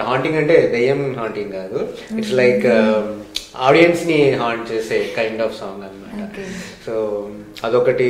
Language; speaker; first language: Telugu; native; Telugu